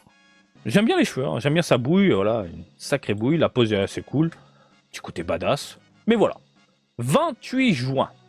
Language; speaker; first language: French; native; French